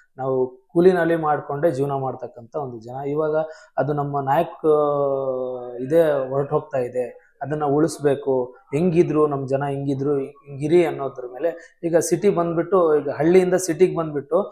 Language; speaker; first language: Kannada; non-native, local second language; Lambadi